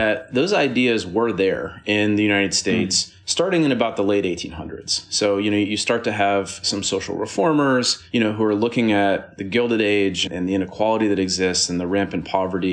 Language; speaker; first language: English; native; English